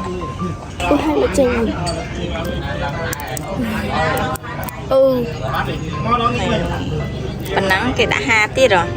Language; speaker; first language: Khmer; native; Khmer